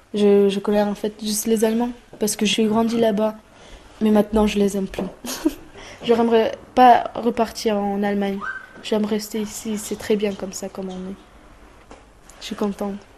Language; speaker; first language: French; non-native, fluent; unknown